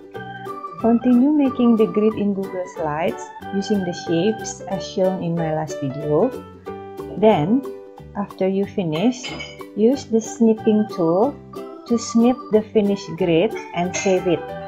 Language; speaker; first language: English; non-native, fluent; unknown